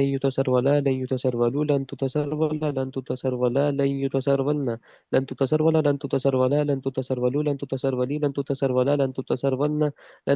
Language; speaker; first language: Arabic; non-native, learner; Urdu